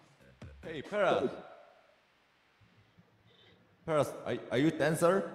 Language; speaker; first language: English; non-native, learner; Korean